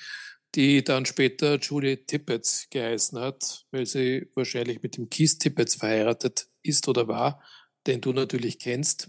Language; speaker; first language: German; native; German